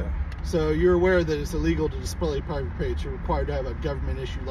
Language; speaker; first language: English; native; English